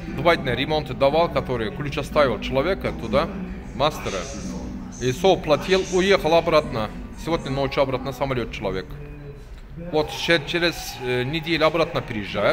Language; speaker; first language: Russian; non-native, learner; Turkish